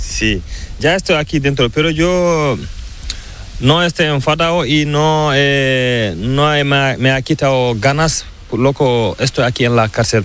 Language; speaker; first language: Spanish; non-native, learner; Fula